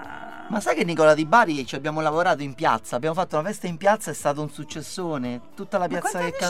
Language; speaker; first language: Italian; native; Italian